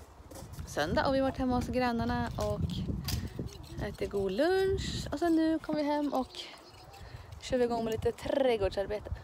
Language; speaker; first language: Swedish; native; Swedish